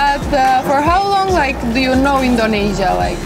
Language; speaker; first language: English; non-native, fluent; Romanian